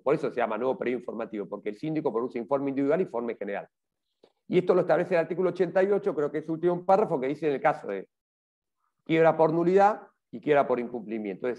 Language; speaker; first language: Spanish; native; Spanish